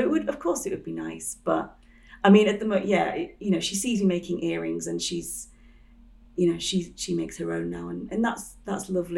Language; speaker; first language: English; native; English